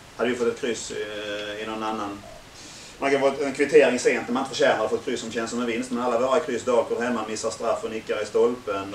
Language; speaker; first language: Swedish; native; Swedish